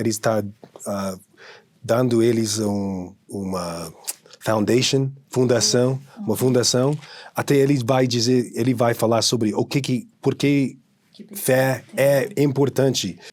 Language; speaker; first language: Portuguese; non-native, fluent; English